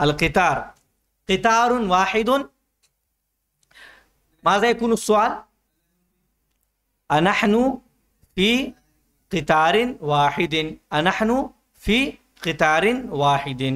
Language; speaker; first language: Arabic; non-native, learner; Urdu